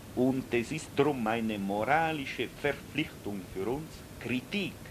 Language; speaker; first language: German; non-native, local second language; Italian